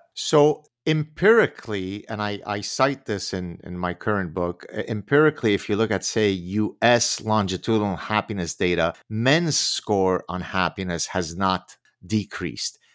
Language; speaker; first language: English; early bilingual, other home language; Arabic